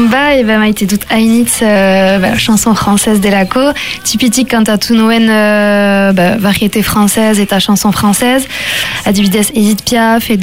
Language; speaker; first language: Basque; non-native, local second language; French